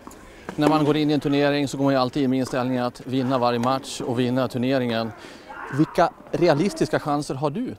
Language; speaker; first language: Swedish; native; Swedish